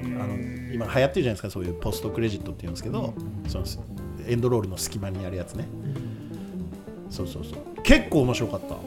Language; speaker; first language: Japanese; native; Japanese